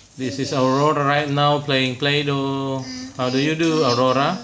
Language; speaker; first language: English; non-native, fluent; Indonesian